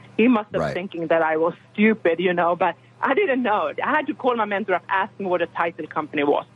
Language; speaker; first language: English; non-native, fluent; Swedish